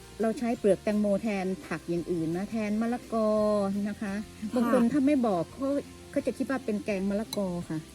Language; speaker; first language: Thai; native; Thai